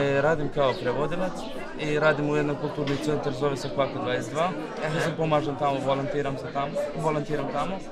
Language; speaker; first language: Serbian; non-native, fluent; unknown